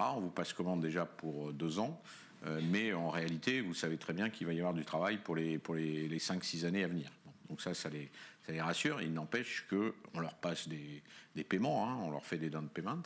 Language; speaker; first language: French; native; French